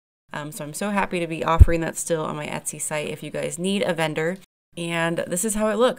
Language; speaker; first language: English; native; English